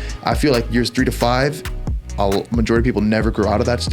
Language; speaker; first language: English; native; English